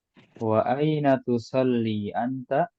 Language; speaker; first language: Arabic; non-native, fluent; Indonesian